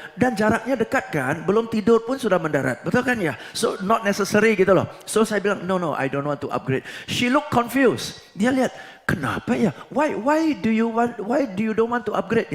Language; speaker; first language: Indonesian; non-native, fluent; English